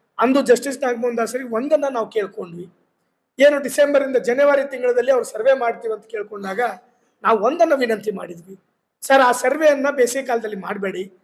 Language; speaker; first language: Kannada; non-native, local second language; Lambadi